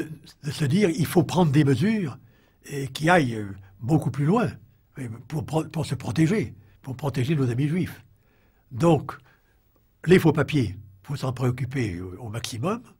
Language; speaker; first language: French; native; French